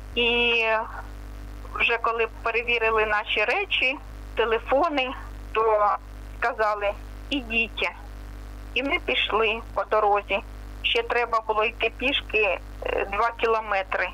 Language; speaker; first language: Ukrainian; non-native, local second language; Russian